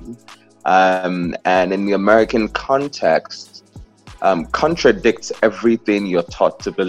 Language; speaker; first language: English; non-native, local second language; Igbo